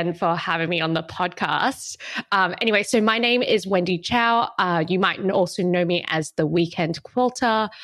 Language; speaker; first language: English; native; English